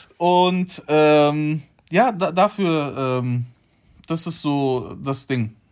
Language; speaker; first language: German; early bilingual, other home language; Polish